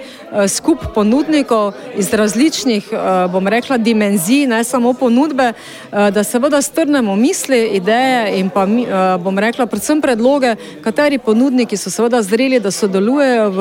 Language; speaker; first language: Slovenian; native; Slovenian